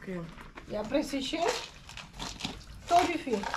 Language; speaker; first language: French; non-native, learner; Spanish